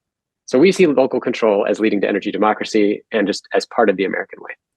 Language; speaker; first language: English; native; English